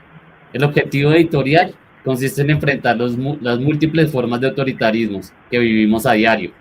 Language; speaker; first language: Spanish; native; Spanish